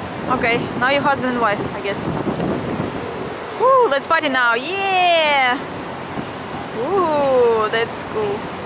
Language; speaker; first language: English; non-native, fluent; Russian